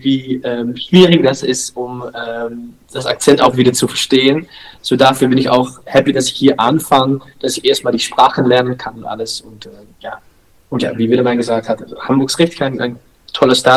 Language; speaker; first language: German; non-native, learner; Dutch